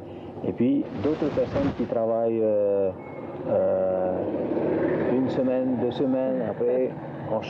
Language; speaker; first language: French; non-native, local second language; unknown